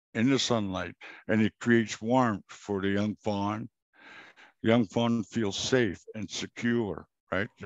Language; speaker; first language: English; non-native, fluent; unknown